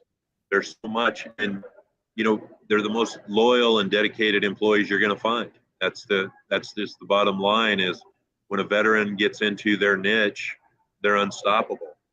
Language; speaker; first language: English; native; English